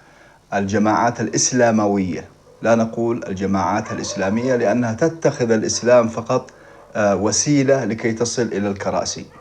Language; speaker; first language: Arabic; native; Arabic